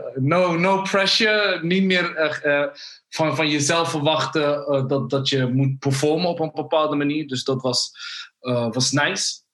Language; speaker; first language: Dutch; early bilingual, other home language; Somali